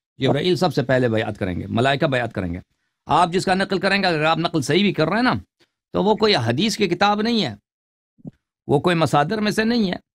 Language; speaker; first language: Urdu; native; Urdu